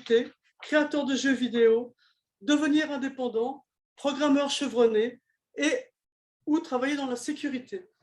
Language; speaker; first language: French; native; French